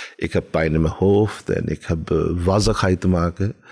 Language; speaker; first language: Dutch; non-native, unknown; Urdu